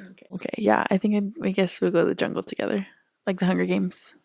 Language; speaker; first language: English; native; English